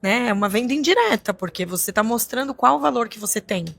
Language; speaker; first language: Portuguese; native; Portuguese